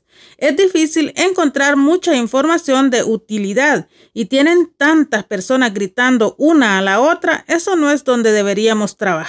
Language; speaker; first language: Spanish; native; Spanish